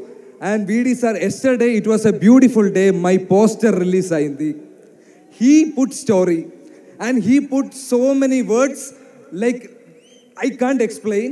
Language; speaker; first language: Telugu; non-native, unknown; Malayalam